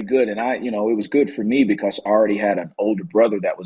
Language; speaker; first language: English; native; English